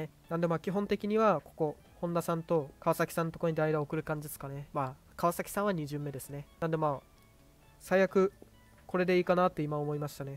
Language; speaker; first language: Japanese; native; Japanese